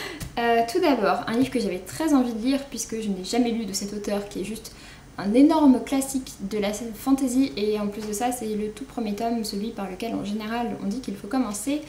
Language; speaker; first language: French; native; French